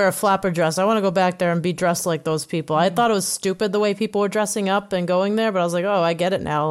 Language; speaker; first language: English; native; English